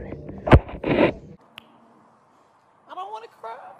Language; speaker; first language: English; native; English